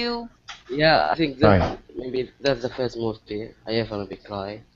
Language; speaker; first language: English; non-native, learner; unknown